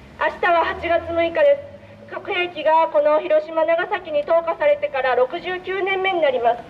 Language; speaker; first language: Japanese; native; Japanese